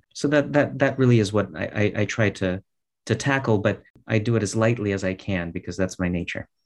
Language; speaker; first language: English; early bilingual, other home language; Russian